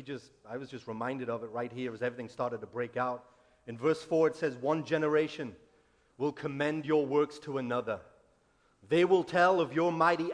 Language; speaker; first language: English; native; English